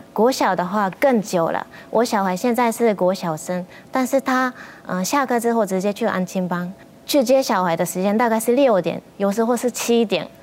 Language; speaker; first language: Chinese; non-native, fluent; Japanese